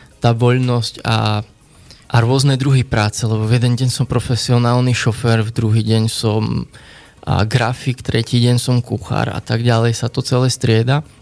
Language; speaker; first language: Slovak; native; Slovak